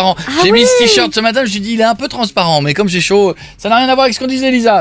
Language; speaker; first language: French; native; French